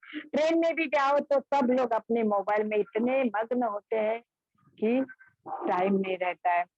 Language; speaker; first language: Hindi; non-native, local second language; Marathi